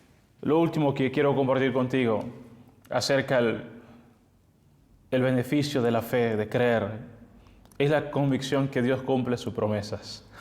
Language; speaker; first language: Spanish; native; Spanish